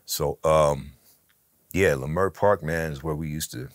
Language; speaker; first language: English; native; English